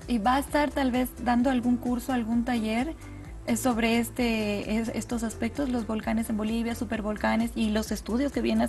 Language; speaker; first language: Spanish; native; Spanish